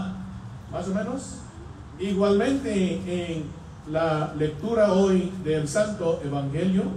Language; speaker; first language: Spanish; non-native, fluent; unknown